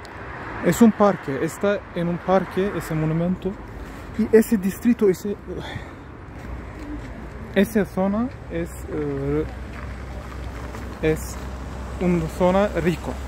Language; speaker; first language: Spanish; non-native, learner; Turkish